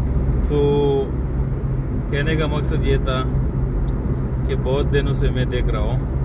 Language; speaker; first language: Hindi; non-native, local second language; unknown